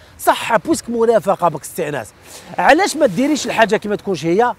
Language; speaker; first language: Arabic; native; Arabic